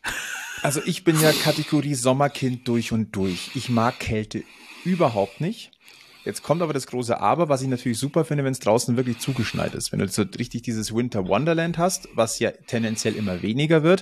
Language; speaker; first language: German; native; German